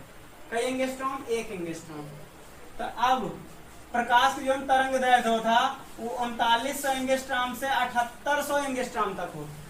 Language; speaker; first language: Hindi; native; Hindi